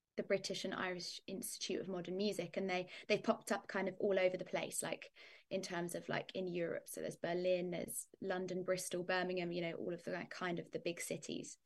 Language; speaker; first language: English; native; English